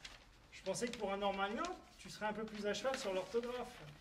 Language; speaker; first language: French; native; French